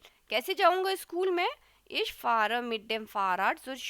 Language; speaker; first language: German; non-native, fluent; Hindi